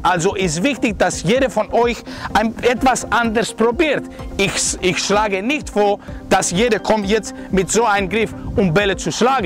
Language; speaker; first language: German; non-native, fluent; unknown